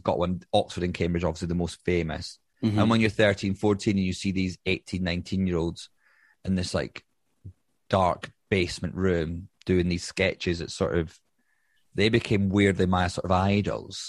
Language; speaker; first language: English; native; English